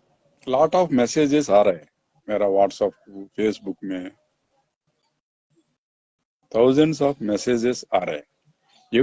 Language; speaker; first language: Hindi; non-native, local second language; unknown